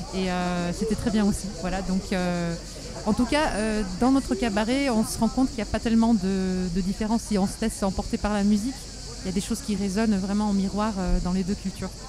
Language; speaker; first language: French; non-native, fluent; Polish